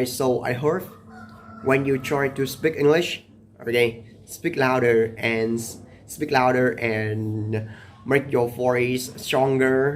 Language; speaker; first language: English; non-native, learner; Vietnamese